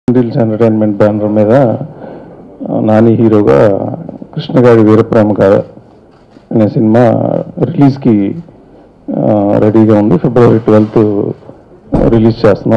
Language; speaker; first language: Telugu; native; Telugu